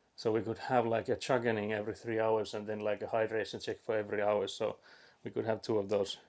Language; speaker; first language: English; non-native, fluent; Finnish